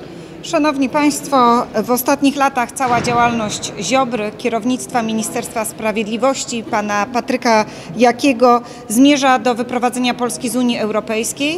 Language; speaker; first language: Polish; native; Polish